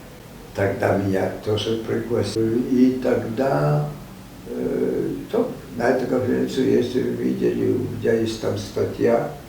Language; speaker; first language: Russian; non-native, fluent; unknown